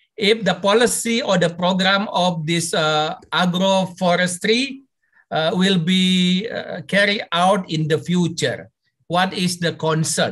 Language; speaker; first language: English; non-native, fluent; Indonesian